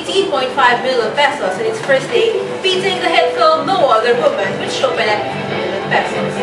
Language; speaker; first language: English; non-native, local second language; Filipino